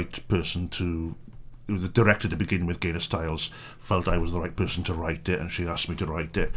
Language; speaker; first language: English; native; English